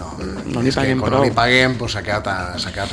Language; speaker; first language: Catalan; native; Catalan